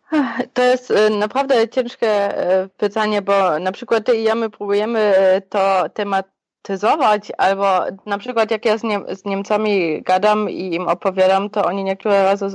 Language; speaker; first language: Polish; early bilingual, other home language; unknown